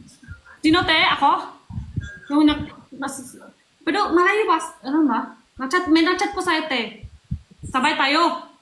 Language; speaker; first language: Filipino; non-native, local second language; Cebuano